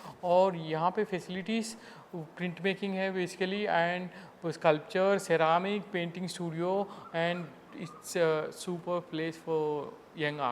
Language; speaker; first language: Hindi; non-native, local second language; Telugu